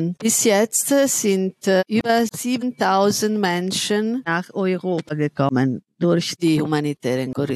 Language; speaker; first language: German; non-native, fluent; Italian